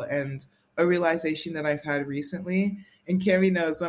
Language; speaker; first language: English; native; English